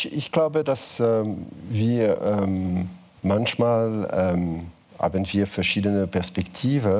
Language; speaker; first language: German; non-native, fluent; French